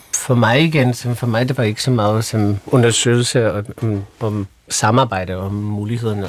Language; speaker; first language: Danish; non-native, fluent; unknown